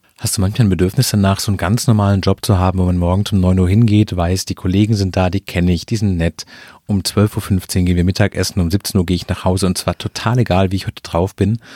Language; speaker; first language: German; native; German